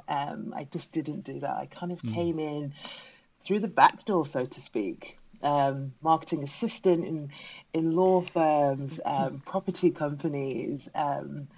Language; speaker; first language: English; native; English